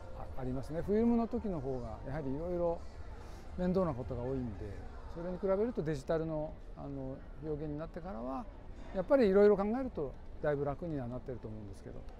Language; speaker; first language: Japanese; native; Japanese